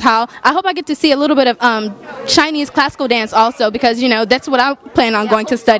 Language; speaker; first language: English; native; English